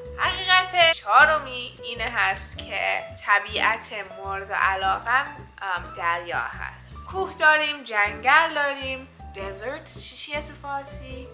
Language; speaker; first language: Persian; early bilingual, heritage; Persian